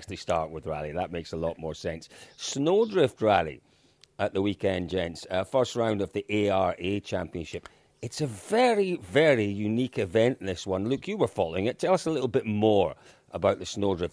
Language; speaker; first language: English; native; English